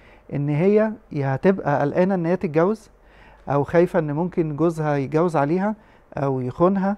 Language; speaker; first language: Arabic; native; Arabic